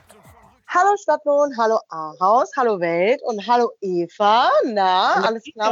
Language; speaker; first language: German; native; German